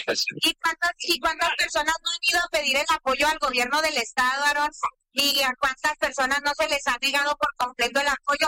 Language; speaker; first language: Spanish; native; Spanish